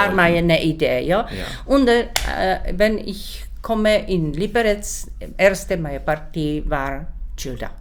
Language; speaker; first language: German; non-native, learner; Czech